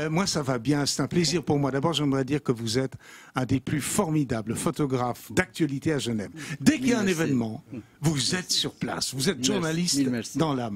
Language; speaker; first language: French; native; French